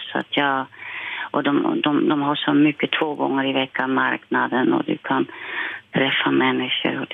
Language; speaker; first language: Swedish; non-native, fluent; Dutch